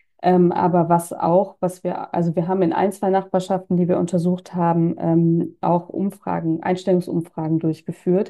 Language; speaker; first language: German; native; German